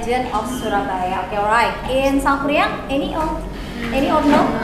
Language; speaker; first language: English; non-native, learner; Indonesian